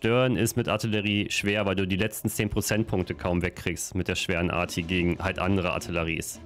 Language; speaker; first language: German; native; German